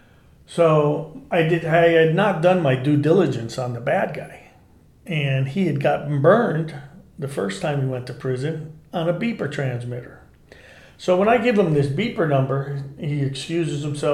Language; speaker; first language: English; native; English